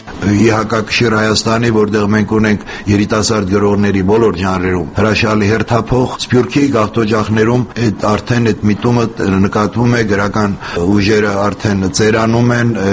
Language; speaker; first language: Armenian; native; Armenian